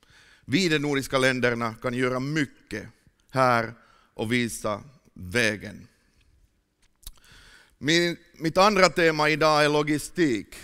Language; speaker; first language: Swedish; non-native, fluent; Finnish